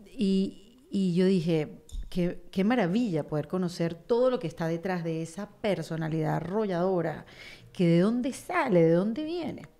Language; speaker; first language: Spanish; native; Spanish